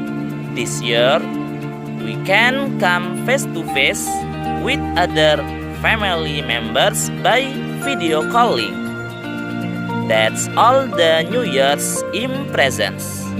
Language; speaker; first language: English; non-native, learner; Indonesian